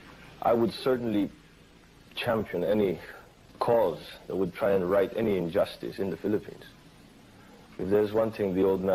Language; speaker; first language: English; non-native, fluent; Filipino